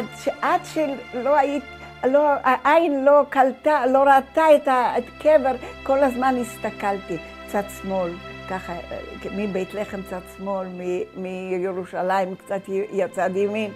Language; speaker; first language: Hebrew; early bilingual, other home language; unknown